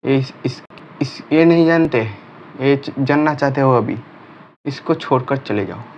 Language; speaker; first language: Hindi; non-native, local second language; Bangla